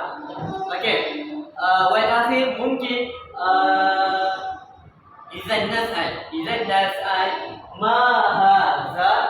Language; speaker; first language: Arabic; non-native, learner; Malay